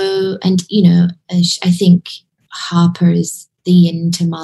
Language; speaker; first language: English; native; English